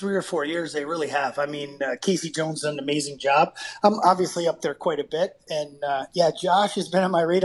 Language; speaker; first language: English; native; English